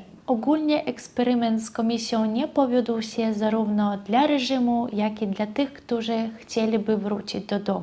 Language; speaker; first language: Polish; non-native, fluent; Russian